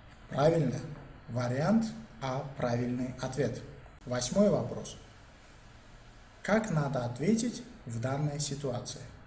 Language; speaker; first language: Russian; non-native, local second language; Uzbek